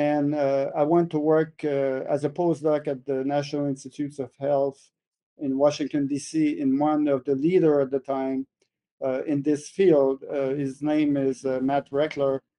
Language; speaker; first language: English; native; English